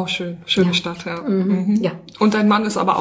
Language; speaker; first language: German; native; German